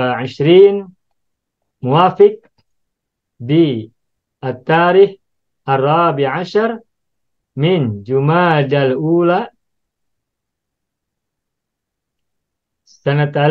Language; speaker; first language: Arabic; non-native, fluent; Indonesian